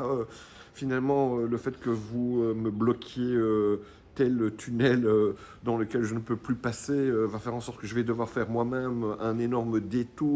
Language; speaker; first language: French; native; French